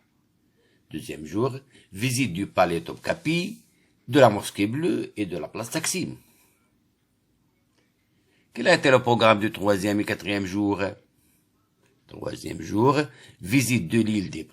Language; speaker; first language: French; non-native, local second language; Arabic